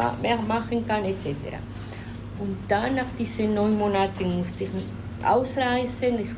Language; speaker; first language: German; non-native, fluent; Spanish